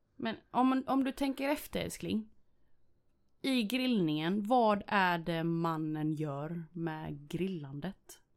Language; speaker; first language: Swedish; early bilingual, other home language; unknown